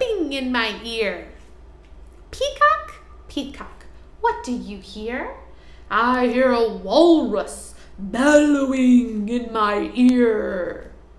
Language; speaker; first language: English; native; English